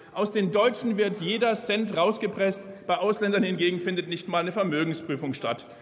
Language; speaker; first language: German; native; German